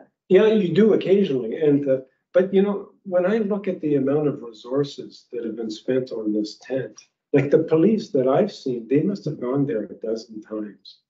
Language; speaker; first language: English; native; English